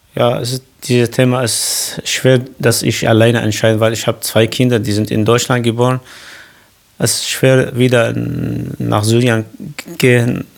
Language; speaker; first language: German; non-native, learner; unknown